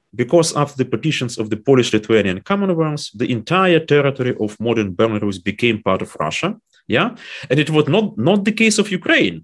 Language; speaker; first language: English; non-native, fluent; Ukrainian